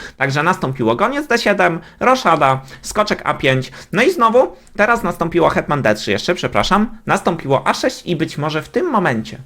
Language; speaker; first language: Polish; native; Polish